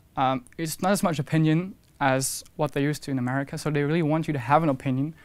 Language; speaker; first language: English; non-native, fluent; Dutch